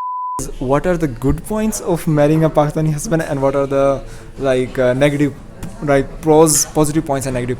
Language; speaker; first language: English; non-native, local second language; Urdu